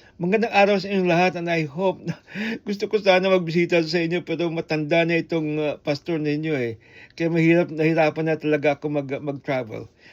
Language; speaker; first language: Filipino; non-native, local second language; Hiligaynon